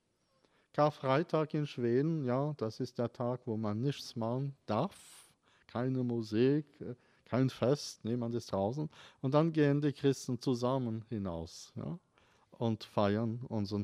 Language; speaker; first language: German; non-native, fluent; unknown